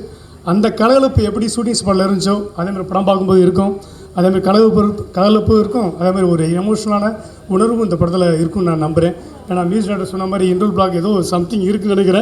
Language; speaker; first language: Tamil; native; Tamil